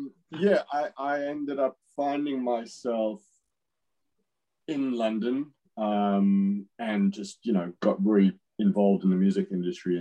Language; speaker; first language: English; native; English